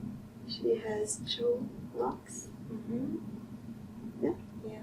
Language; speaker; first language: English; non-native, learner; Portuguese